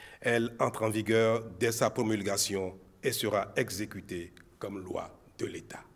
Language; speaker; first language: French; non-native, local second language; Fon